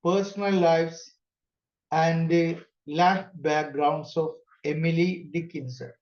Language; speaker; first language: English; non-native, local second language; Malayalam